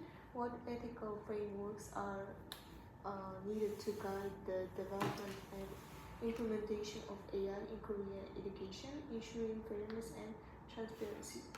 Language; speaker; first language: English; non-native, learner; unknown